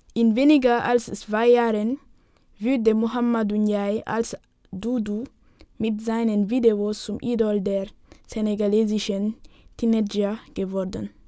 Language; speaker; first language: German; non-native, learner; Wolof